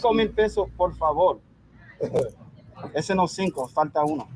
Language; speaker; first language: Spanish; non-native, learner; English